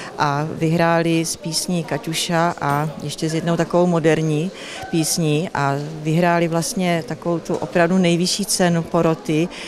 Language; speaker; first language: Czech; native; Czech